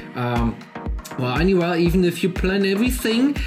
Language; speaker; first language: English; non-native, fluent; German